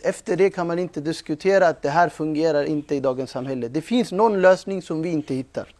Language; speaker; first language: Swedish; non-native, fluent; Urdu